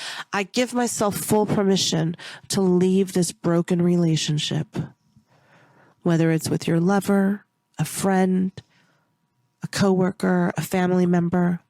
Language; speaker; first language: English; native; English